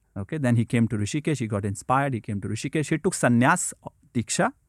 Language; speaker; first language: English; non-native, local second language; Hindi